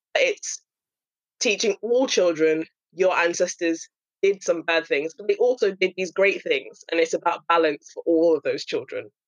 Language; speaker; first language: English; native; English